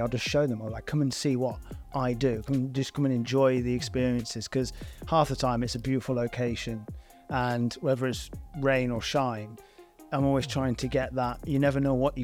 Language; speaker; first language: English; native; English